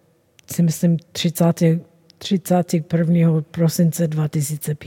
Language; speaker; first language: Czech; non-native, fluent; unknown